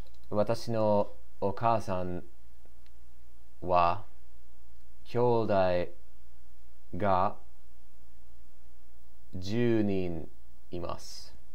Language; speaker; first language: Japanese; non-native, learner; English